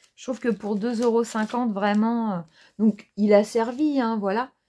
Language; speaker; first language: French; native; French